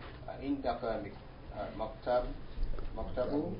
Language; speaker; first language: Arabic; non-native, learner; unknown